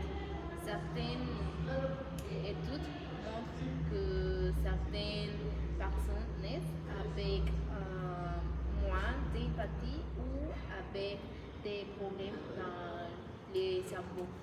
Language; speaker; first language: French; non-native, learner; Spanish